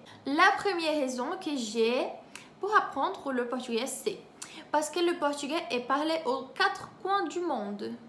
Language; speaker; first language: French; non-native, fluent; Portuguese